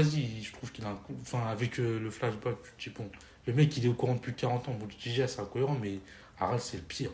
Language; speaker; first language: French; native; French